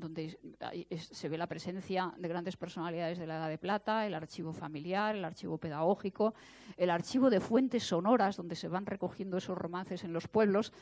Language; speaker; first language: Spanish; native; Spanish